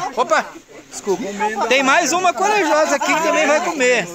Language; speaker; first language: Portuguese; native; Portuguese